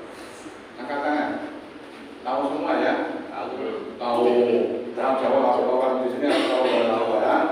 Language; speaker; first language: Indonesian; non-native, local second language; Javanese